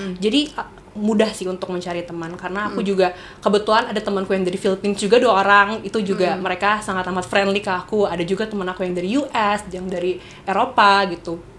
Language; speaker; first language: Indonesian; native; Indonesian